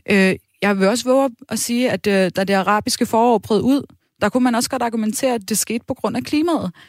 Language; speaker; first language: Danish; native; Danish